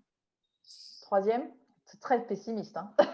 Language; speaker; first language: French; native; French